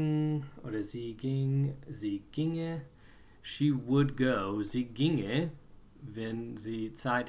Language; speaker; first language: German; non-native, fluent; English